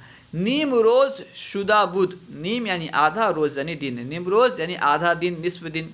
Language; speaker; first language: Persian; non-native, fluent; Urdu